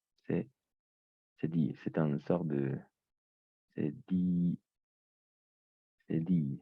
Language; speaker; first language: French; native; French